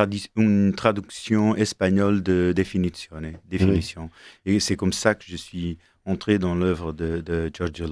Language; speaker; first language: French; non-native, fluent; Portuguese